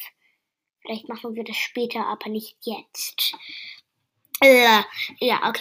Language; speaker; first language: German; non-native, learner; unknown